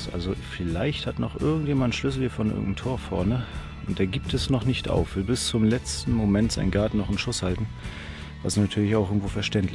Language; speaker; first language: German; native; German